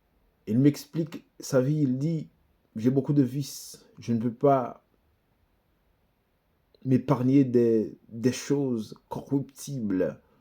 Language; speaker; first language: French; non-native, local second language; Haitian Creole